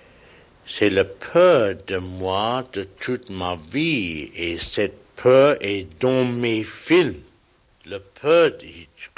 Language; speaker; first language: French; non-native, learner; English